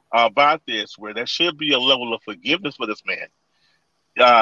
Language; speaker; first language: English; native; English